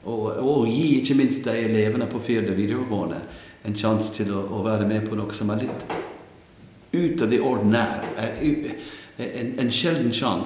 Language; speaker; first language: Norwegian; non-native, fluent; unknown